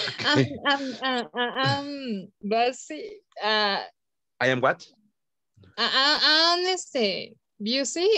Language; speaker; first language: English; non-native, learner; Spanish